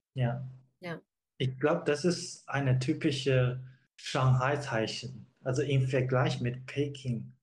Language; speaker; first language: German; non-native, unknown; Chinese